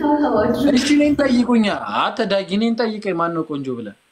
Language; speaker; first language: Amharic; native; Amharic